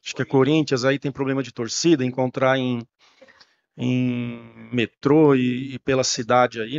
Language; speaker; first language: Portuguese; native; Portuguese